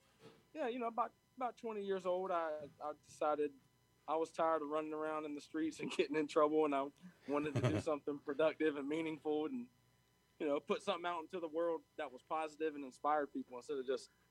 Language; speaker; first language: English; native; English